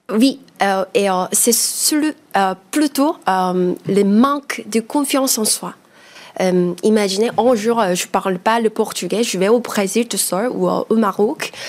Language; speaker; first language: French; non-native, fluent; Korean